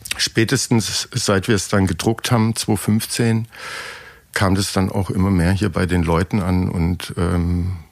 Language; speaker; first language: German; native; German